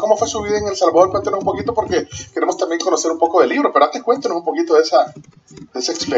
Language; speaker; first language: Spanish; native; Spanish